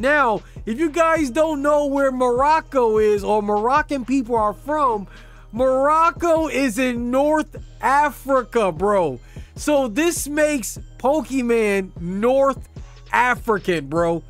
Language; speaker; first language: English; native; English